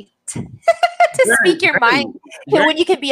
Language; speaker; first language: English; native; English